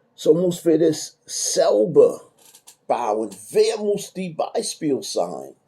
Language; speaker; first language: German; non-native, learner; English